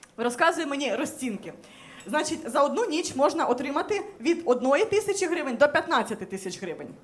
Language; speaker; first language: Ukrainian; native; Ukrainian